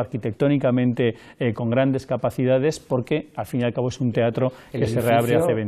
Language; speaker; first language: Spanish; native; Spanish